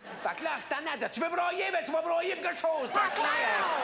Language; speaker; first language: French; native; French